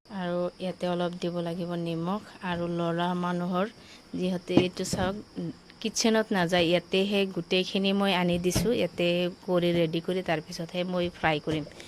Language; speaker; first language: Assamese; native; Assamese